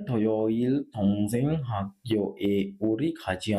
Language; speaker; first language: Korean; non-native, fluent; Sinhala